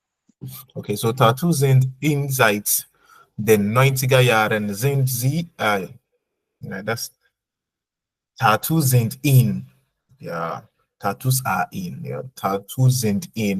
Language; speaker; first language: German; non-native, fluent; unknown